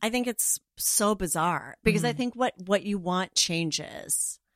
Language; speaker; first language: English; native; English